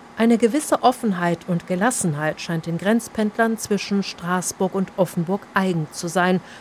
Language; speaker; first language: German; native; German